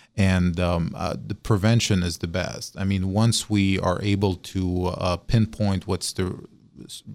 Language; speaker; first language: English; non-native, fluent; Arabic